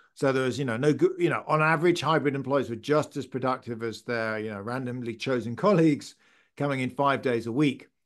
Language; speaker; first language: English; native; English